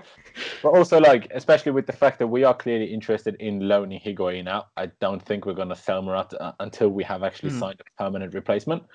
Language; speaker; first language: English; native; English